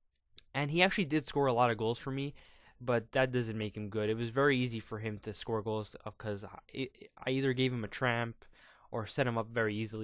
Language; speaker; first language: English; native; English